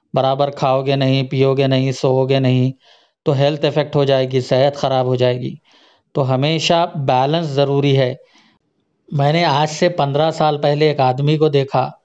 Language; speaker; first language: Hindi; native; Hindi